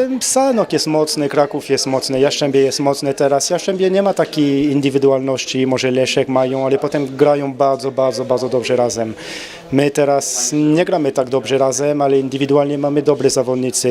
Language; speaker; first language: Polish; non-native, learner; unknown